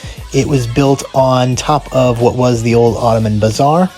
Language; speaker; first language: English; native; English